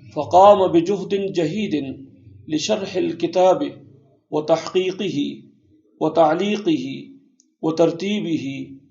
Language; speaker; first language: Arabic; non-native, fluent; Urdu